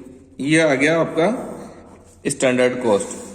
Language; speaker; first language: Hindi; native; Hindi